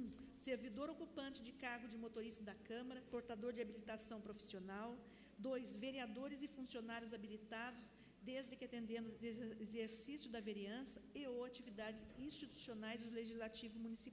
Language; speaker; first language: Portuguese; native; Portuguese